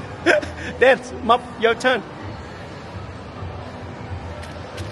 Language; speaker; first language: English; early bilingual, heritage; Vietnamese